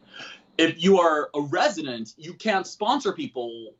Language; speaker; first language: English; early bilingual, other home language; Korean